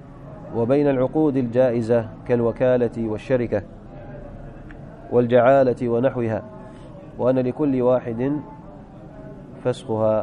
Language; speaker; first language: Arabic; native; Arabic